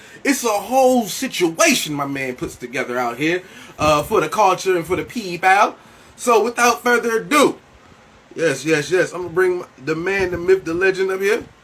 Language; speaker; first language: English; native; English